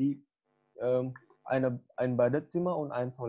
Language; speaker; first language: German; non-native, fluent; Indonesian